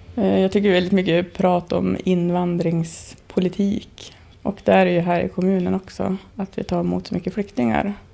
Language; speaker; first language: Swedish; native; Swedish